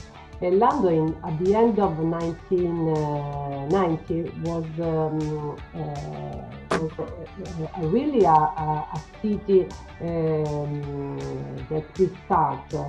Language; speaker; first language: English; non-native, learner; Italian